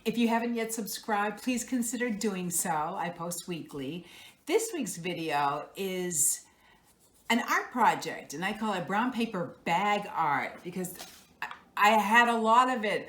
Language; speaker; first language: English; native; English